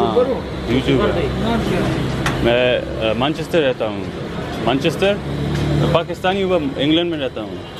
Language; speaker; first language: Hindi; early bilingual, heritage; English